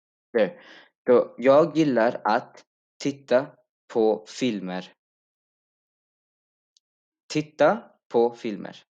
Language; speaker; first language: Swedish; non-native, fluent; Urdu